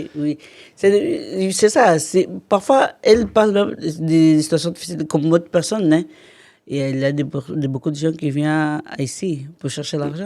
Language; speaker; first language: French; non-native, learner; Portuguese